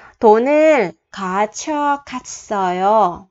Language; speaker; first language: Korean; non-native, fluent; Vietnamese